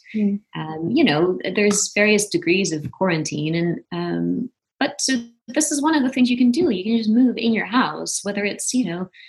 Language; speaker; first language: English; non-native, fluent; Dutch